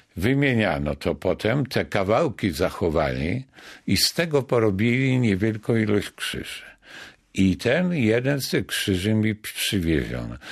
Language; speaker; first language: Polish; native; Polish